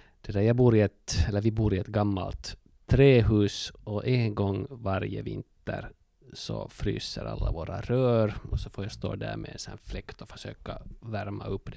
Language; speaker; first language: Swedish; native; Swedish